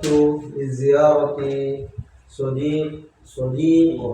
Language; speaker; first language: Arabic; non-native, learner; Indonesian